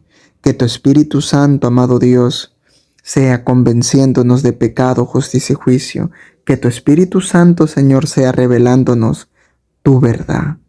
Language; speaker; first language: Spanish; native; Spanish